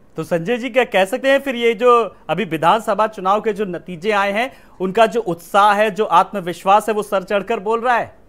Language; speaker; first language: Hindi; native; Hindi